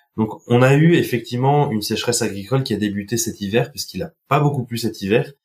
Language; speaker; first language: French; non-native, local second language; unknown